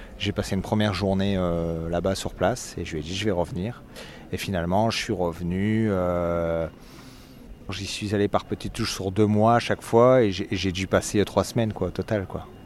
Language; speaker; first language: French; native; French